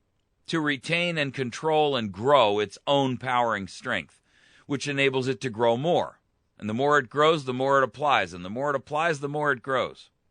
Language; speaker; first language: English; native; English